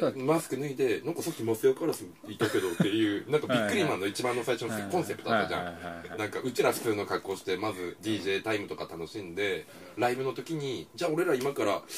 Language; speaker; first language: Japanese; native; Japanese